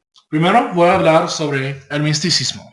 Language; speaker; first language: Spanish; non-native, learner; English